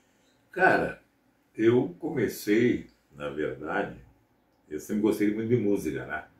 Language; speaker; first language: Portuguese; native; Portuguese